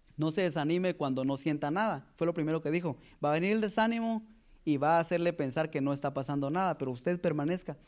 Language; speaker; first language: Spanish; native; Spanish